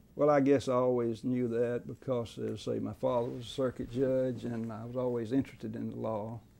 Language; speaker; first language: English; native; English